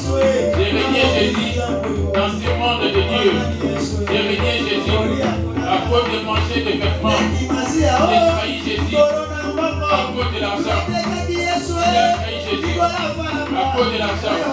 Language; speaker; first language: French; non-native, local second language; Lingala